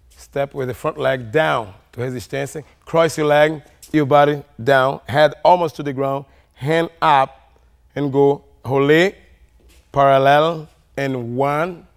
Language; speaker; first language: English; non-native, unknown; Portuguese